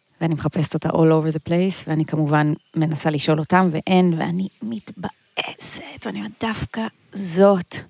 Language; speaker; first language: Hebrew; native; Hebrew